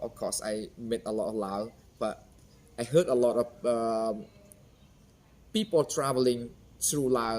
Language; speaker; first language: English; non-native, fluent; Khmer